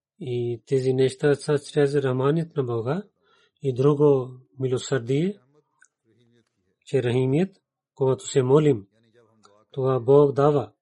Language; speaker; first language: Bulgarian; non-native, learner; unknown